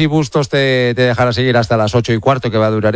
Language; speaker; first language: Spanish; native; Spanish